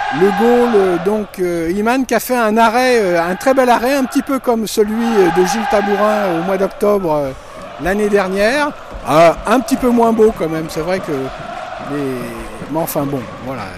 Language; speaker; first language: French; native; French